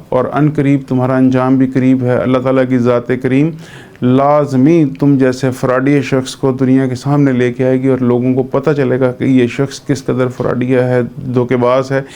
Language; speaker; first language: Urdu; non-native, local second language; Punjabi